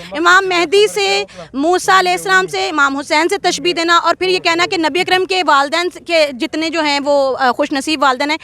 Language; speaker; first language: Urdu; native; Urdu